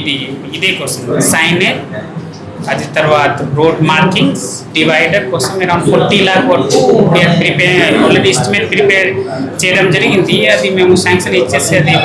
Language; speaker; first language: Telugu; non-native, fluent; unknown